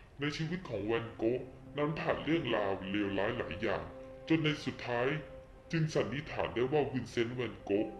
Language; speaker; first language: Thai; native; Thai